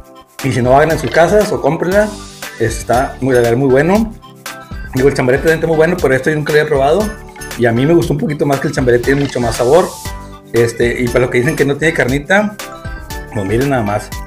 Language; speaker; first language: Spanish; native; Spanish